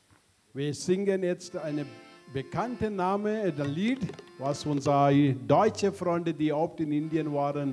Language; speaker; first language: German; non-native, learner; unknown